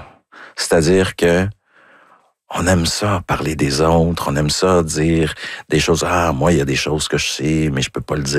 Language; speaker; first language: French; native; French